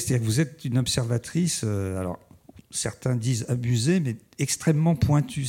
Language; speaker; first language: French; native; French